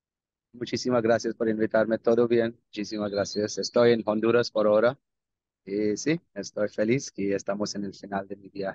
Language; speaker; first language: Spanish; non-native, learner; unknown